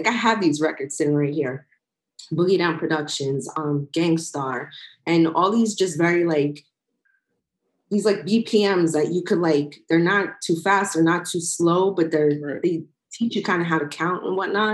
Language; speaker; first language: English; native; English